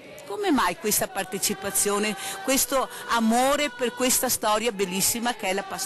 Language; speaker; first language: Italian; native; Italian